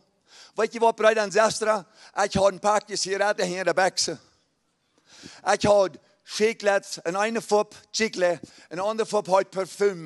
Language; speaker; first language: German; early bilingual, heritage; Plautdietsch